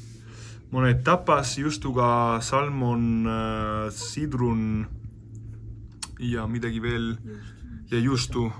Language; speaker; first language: Estonian; non-native, learner; Spanish